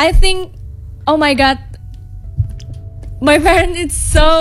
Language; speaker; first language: English; non-native, learner; Indonesian